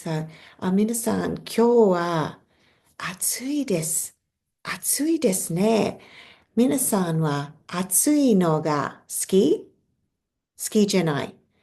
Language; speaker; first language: Japanese; non-native, fluent; English